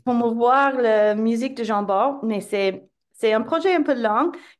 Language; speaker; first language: French; non-native, fluent; English